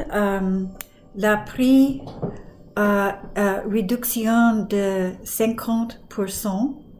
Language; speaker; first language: French; non-native, learner; English